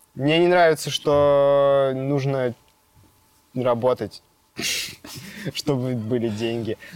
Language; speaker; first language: Russian; native; Russian